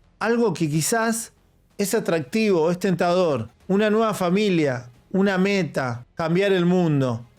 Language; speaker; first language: Spanish; native; Spanish